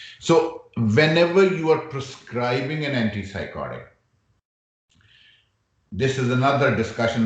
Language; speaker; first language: English; non-native, local second language; Urdu